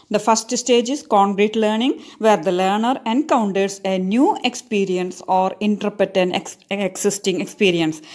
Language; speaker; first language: English; non-native, local second language; Malayalam